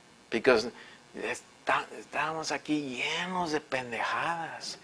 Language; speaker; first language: Spanish; early bilingual, heritage; Spanish